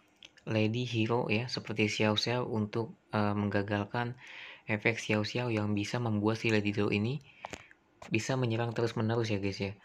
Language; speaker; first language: Indonesian; native; Indonesian